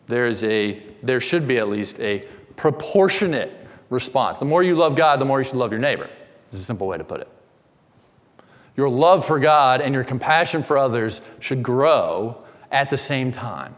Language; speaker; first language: English; native; English